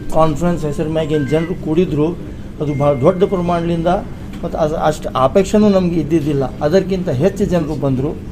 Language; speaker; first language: Kannada; non-native, local second language; Urdu